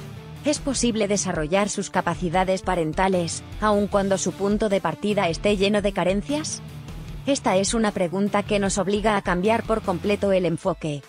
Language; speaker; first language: Spanish; native; Spanish